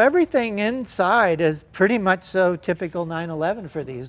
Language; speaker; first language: English; native; English